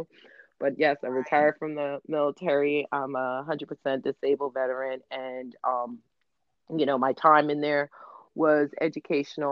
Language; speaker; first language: English; native; English